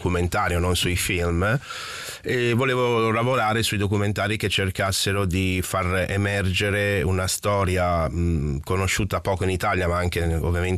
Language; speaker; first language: Italian; native; Italian